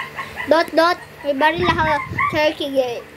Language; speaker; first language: English; non-native, local second language; Filipino